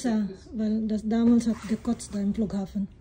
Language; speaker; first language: German; non-native, learner; Filipino